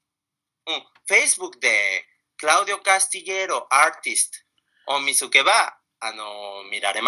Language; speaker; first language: Japanese; non-native, fluent; Spanish